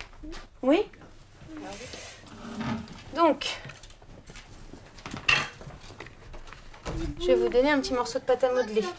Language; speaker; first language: French; native; French